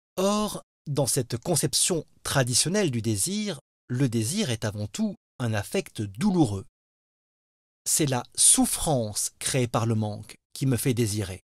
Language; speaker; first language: French; native; French